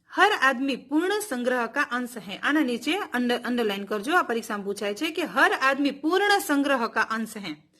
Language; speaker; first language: Hindi; non-native, local second language; Gujarati